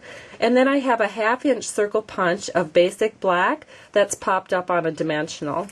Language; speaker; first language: English; native; English